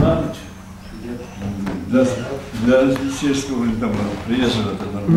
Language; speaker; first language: Russian; native; Russian